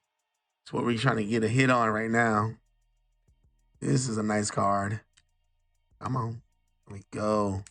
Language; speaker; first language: English; native; English